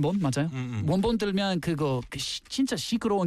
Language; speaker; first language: Korean; non-native, learner; English